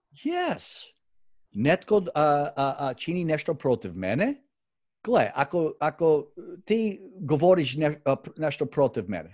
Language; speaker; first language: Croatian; early bilingual, heritage; Croatian